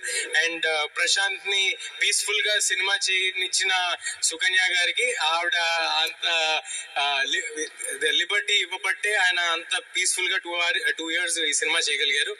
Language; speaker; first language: Telugu; native; Telugu